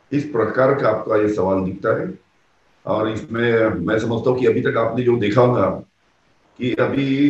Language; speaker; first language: Hindi; non-native, local second language; Marathi